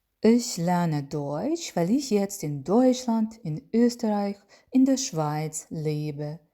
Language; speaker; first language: German; non-native, fluent; Ukrainian